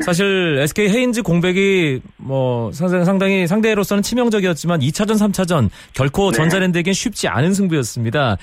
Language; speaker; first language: Korean; native; Korean